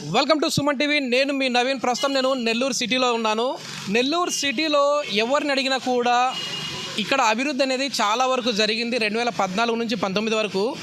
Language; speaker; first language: Telugu; native; Telugu